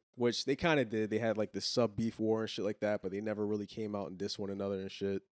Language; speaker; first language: English; native; English